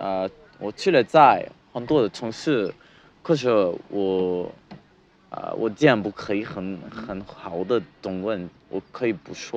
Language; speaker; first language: Chinese; non-native, learner; English